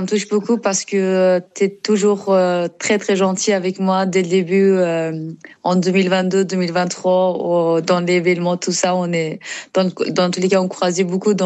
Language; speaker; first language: French; non-native, learner; Persian